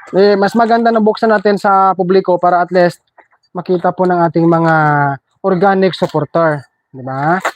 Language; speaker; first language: Filipino; non-native, local second language; Cebuano